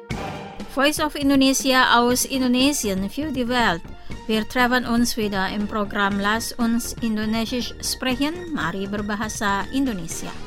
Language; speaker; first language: German; non-native, fluent; Indonesian